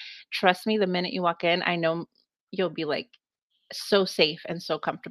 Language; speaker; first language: English; native; English